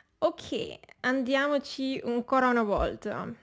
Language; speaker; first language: Italian; non-native, learner; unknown